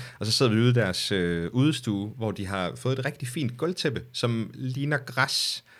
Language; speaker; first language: Danish; native; Danish